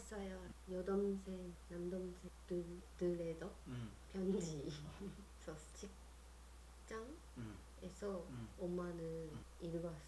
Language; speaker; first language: Korean; non-native, learner; Japanese